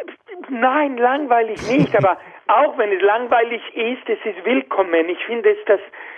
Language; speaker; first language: German; non-native, fluent; Spanish